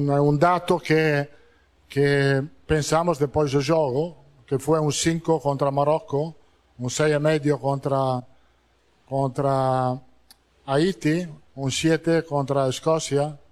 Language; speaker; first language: Portuguese; non-native, learner; Italian